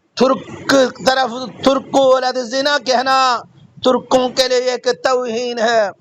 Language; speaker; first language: Urdu; non-native, local second language; Pashto